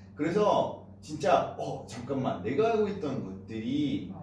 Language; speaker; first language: Korean; non-native, fluent; French